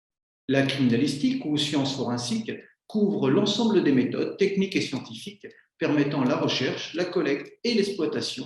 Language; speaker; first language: French; native; French